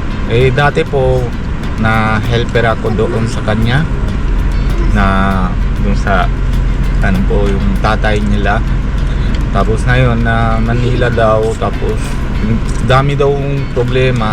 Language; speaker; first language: Filipino; non-native, learner; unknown